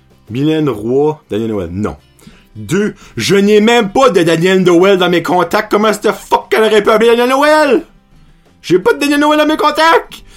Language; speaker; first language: French; native; French